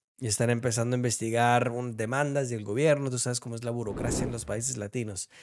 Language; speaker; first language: Spanish; early bilingual, heritage; Spanish